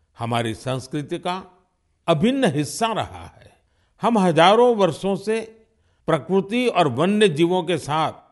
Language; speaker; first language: Hindi; non-native, local second language; Gujarati